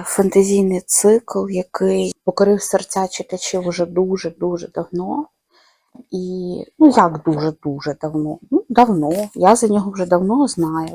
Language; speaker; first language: Ukrainian; non-native, local second language; Russian